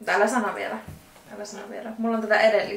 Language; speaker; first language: Finnish; native; Finnish